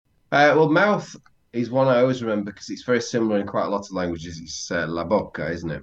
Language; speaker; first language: English; native; English